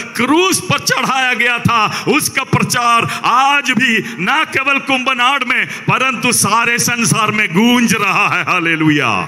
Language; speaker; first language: Hindi; non-native, local second language; Malayalam